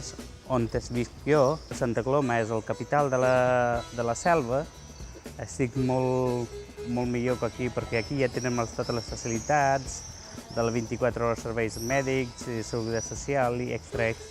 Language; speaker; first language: Catalan; non-native, learner; Punjabi